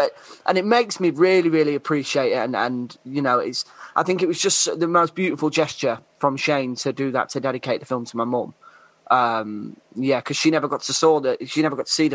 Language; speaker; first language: English; native; English